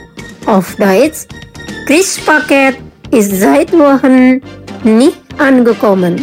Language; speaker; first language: German; non-native, fluent; Indonesian